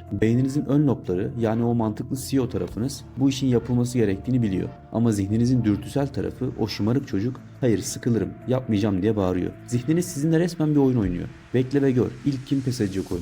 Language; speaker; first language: Turkish; native; Turkish